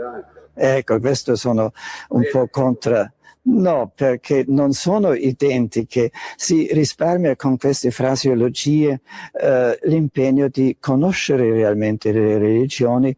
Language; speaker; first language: Italian; non-native, fluent; German